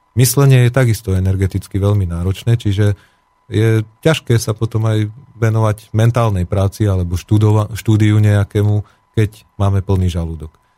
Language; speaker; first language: Slovak; native; Slovak